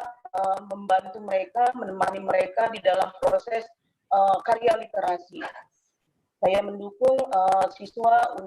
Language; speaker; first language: Indonesian; native; Indonesian